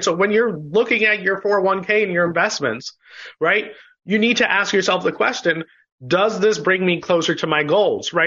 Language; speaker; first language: English; native; English